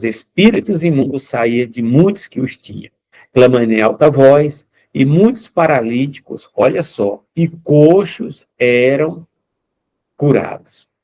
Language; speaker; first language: Portuguese; native; Portuguese